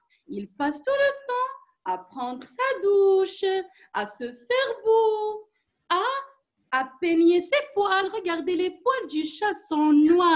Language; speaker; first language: French; non-native, local second language; Arabic